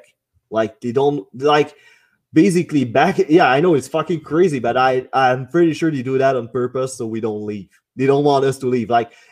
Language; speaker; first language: English; non-native, fluent; French